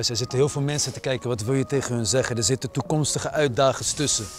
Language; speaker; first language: Dutch; native; Dutch